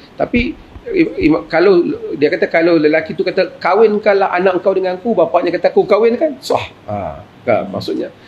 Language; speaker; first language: Malay; native; Malay